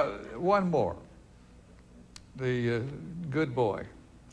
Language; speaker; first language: English; native; English